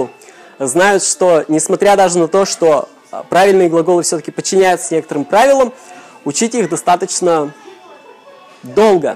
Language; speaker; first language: Russian; native; Russian